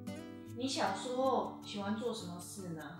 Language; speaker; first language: Chinese; early bilingual, heritage; English